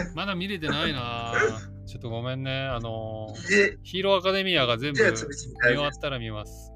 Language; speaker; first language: Japanese; native; Japanese